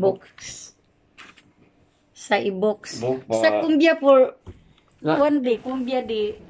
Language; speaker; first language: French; non-native, learner; Filipino